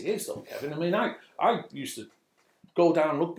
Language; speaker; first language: English; native; English